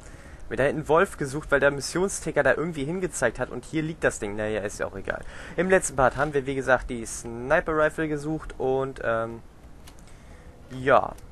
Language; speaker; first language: German; native; German